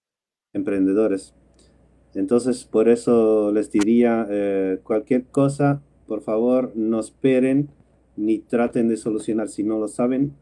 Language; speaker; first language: Spanish; non-native, fluent; Dutch